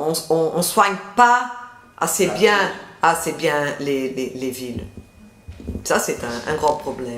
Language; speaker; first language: French; non-native, fluent; Portuguese